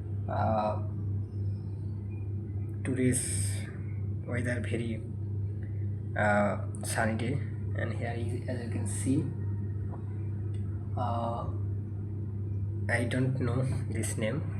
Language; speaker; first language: English; non-native, learner; Bangla